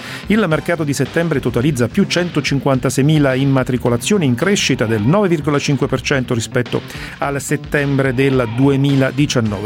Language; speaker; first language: Italian; native; Italian